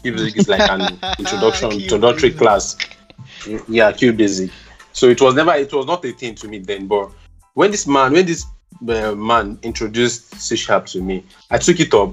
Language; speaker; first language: English; non-native, local second language; Yoruba